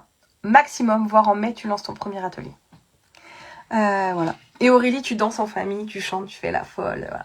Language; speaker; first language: French; native; French